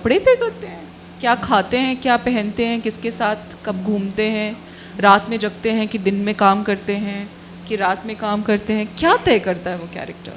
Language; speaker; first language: Hindi; native; Hindi